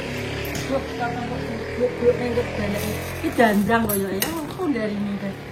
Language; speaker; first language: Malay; non-native, local second language; Javanese